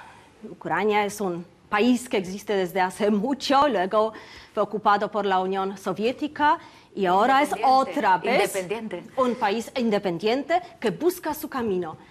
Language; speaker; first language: Spanish; non-native, fluent; Polish